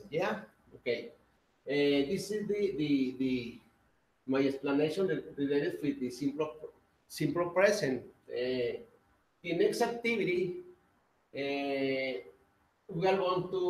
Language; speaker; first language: English; non-native, learner; Spanish